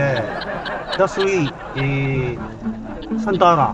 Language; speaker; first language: English; non-native, local second language; Filipino